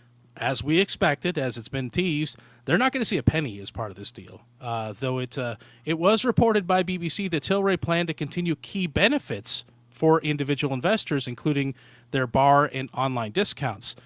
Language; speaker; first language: English; native; English